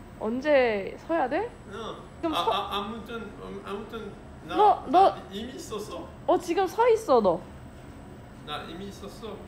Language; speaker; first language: Korean; non-native, learner; French